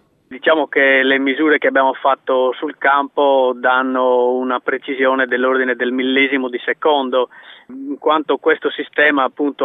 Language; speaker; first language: Italian; native; Italian